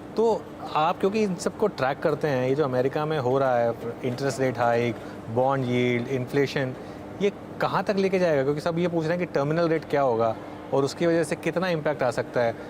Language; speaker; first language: Hindi; native; Hindi